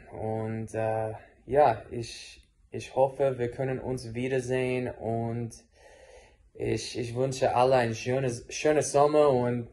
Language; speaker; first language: German; non-native, learner; English